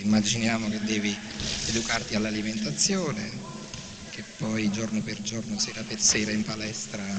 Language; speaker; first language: Italian; native; Italian